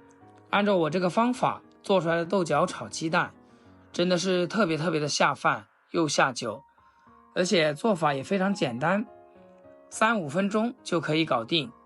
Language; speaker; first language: Chinese; native; Chinese